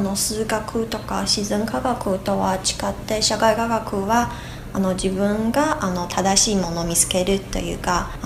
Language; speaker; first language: Japanese; non-native, fluent; Chinese